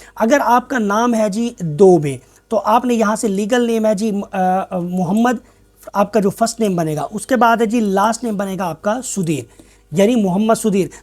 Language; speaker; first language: Urdu; non-native, local second language; Punjabi